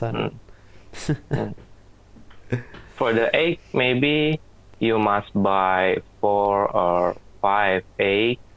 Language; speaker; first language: English; non-native, learner; Indonesian